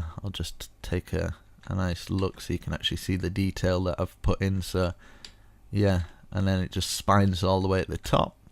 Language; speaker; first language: English; native; English